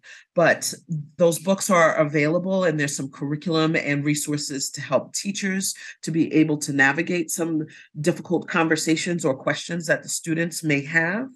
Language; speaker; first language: English; native; English